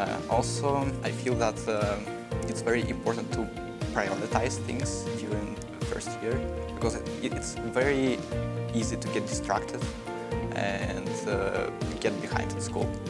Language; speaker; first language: English; non-native, fluent; Russian